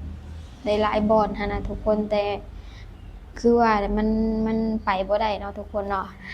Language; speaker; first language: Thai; non-native, local second language; Lao